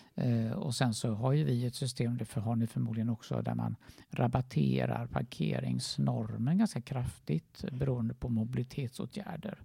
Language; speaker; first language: Swedish; native; Swedish